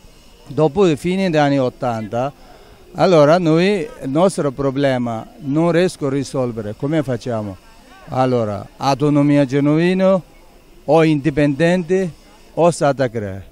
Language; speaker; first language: Italian; non-native, learner; Tibetan